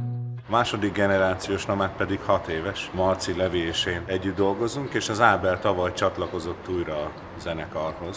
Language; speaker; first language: Hungarian; native; Hungarian